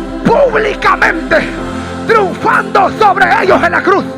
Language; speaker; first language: Spanish; native; Spanish